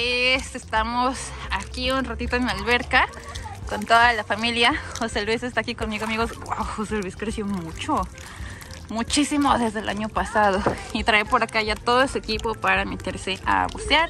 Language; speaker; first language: Spanish; native; Spanish